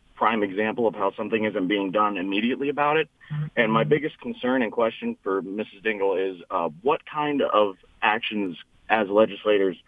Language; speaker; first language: English; native; English